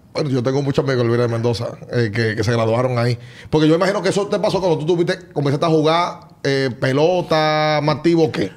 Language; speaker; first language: Spanish; native; Spanish